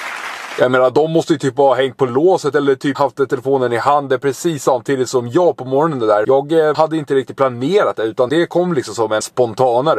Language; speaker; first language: Swedish; native; Swedish